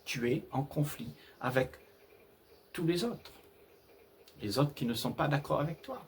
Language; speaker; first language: French; native; French